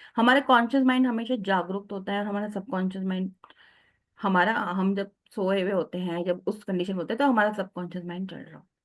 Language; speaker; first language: Hindi; native; Hindi